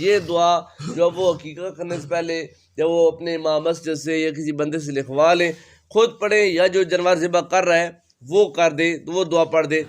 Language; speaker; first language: Urdu; native; Urdu